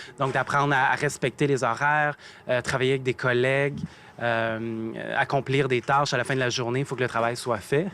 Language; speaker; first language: French; native; French